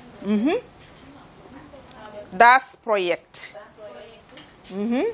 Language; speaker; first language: German; non-native, fluent; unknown